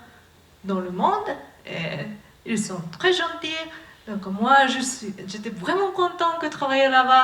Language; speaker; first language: French; non-native, learner; Japanese